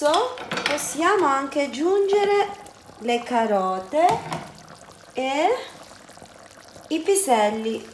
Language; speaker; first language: Italian; early bilingual, other home language; Filipino